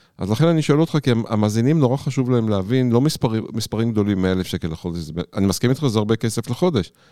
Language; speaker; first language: Hebrew; native; Hebrew